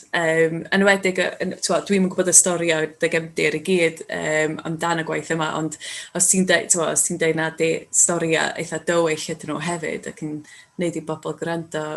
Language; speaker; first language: Welsh; native; Welsh